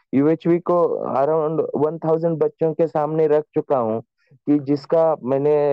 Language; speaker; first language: Hindi; non-native, local second language; Marathi